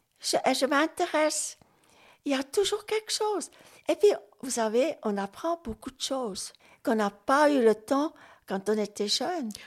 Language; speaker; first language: French; non-native, local second language; Swiss German